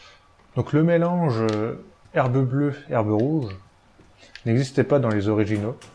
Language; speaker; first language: French; native; French